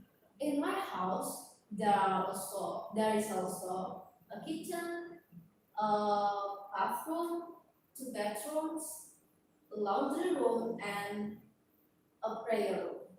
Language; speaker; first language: English; non-native, learner; Indonesian